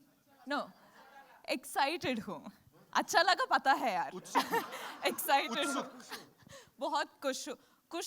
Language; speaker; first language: Hindi; non-native, learner; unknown